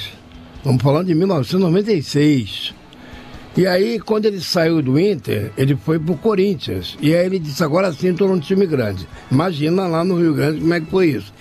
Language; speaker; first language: Portuguese; native; Portuguese